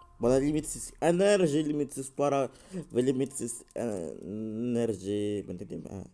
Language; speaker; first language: Turkish; non-native, learner; Russian